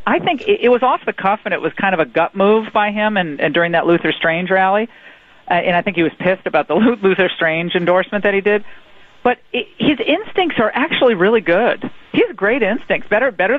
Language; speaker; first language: English; native; English